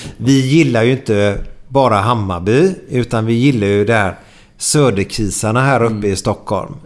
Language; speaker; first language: Swedish; native; Swedish